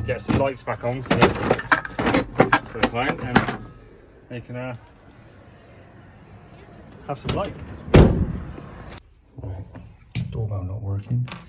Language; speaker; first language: English; native; English